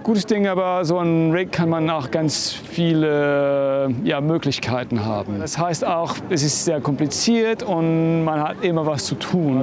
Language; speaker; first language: German; non-native, fluent; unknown